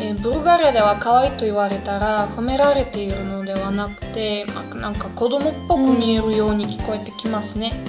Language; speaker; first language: Japanese; non-native, fluent; Bulgarian